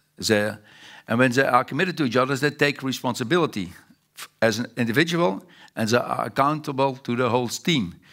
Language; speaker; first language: English; non-native, fluent; Dutch